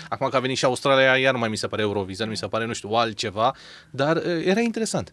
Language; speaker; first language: Romanian; native; Romanian